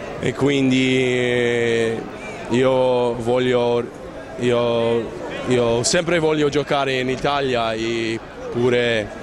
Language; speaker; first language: Italian; non-native, learner; Spanish